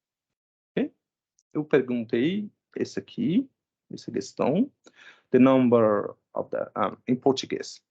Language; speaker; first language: Portuguese; non-native, fluent; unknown